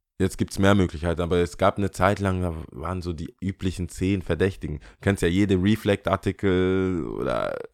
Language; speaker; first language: German; early bilingual, other home language; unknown